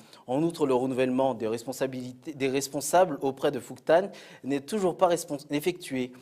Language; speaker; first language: French; non-native, local second language; Malagasy